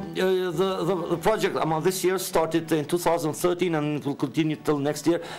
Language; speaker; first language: English; non-native, fluent; Albanian